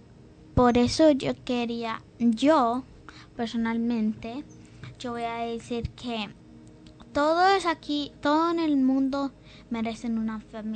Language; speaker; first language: Spanish; early bilingual, heritage; English